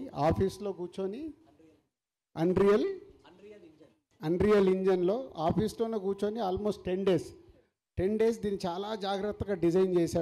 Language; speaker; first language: Telugu; native; Telugu